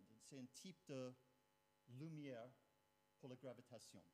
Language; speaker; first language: French; non-native, fluent; English